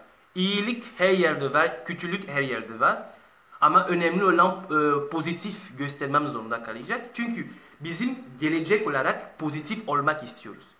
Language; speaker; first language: Turkish; non-native, learner; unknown